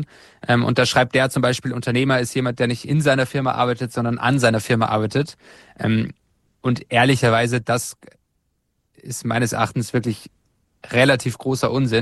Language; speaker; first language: German; native; German